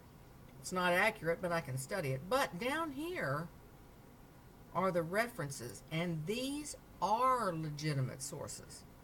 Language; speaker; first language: English; native; English